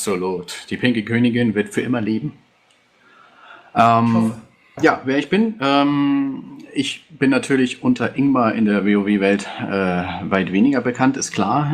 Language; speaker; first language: German; native; German